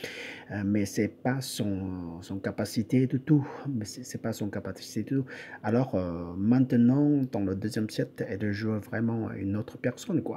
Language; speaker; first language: French; non-native, fluent; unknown